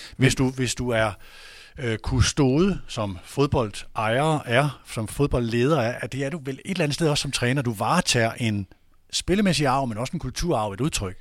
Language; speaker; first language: Danish; native; Danish